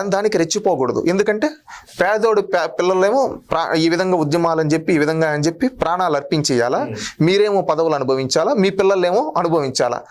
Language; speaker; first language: Telugu; native; Telugu